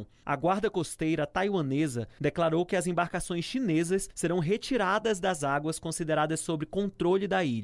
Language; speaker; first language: Portuguese; native; Portuguese